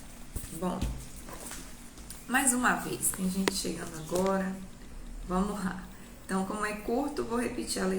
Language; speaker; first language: Portuguese; native; Portuguese